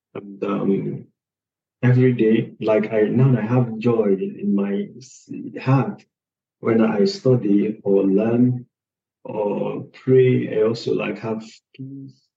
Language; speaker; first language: English; non-native, local second language; Igbo